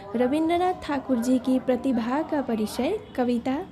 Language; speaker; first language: Hindi; non-native, local second language; Assamese